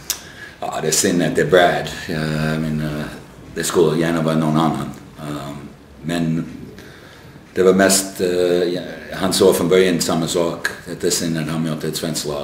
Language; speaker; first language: Swedish; non-native, fluent; English